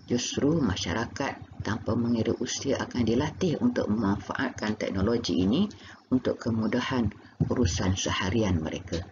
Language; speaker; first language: Malay; native; Malay